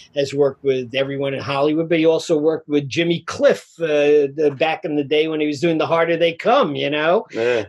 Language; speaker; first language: English; native; English